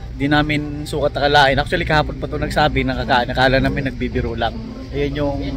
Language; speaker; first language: Filipino; non-native, local second language; Cebuano